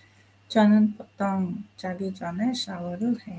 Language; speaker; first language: Korean; non-native, learner; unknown